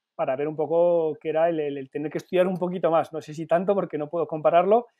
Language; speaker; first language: Spanish; early bilingual, heritage; Spanish